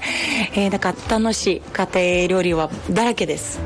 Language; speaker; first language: Japanese; non-native, fluent; Ukrainian